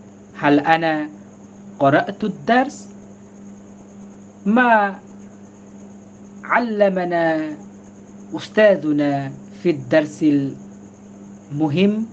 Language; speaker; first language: Arabic; non-native, fluent; Bangla